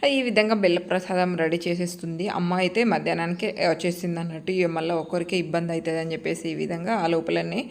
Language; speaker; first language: Telugu; non-native, local second language; Lambadi